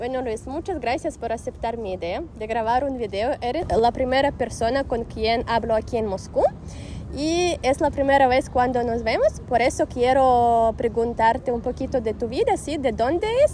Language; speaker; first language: Spanish; non-native, fluent; Russian